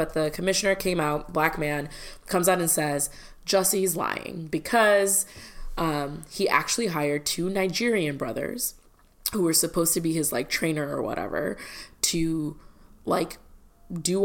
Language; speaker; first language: English; early bilingual, other home language; Malayalam